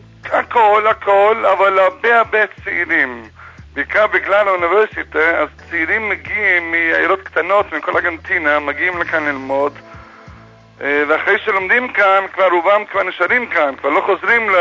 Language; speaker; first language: Hebrew; non-native, fluent; English